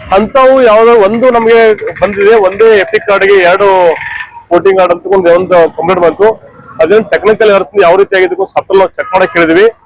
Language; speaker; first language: Kannada; native; Kannada